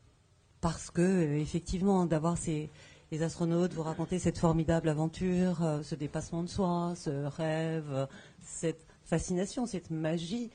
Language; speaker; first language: French; native; French